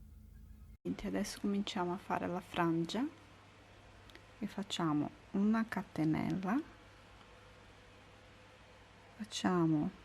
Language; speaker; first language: Italian; non-native, learner; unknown